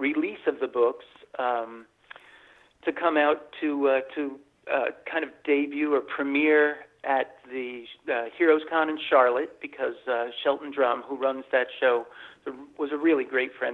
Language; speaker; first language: English; native; English